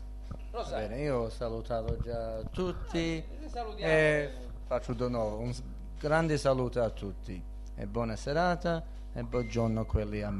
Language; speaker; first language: Italian; early bilingual, heritage; Italian